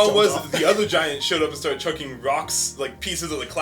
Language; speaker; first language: English; native; English